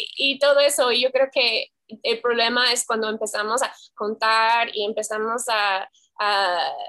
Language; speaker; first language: Spanish; non-native, fluent; English